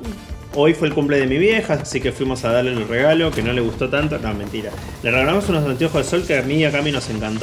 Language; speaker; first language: Spanish; native; Spanish